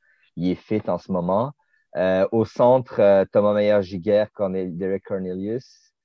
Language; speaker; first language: French; native; French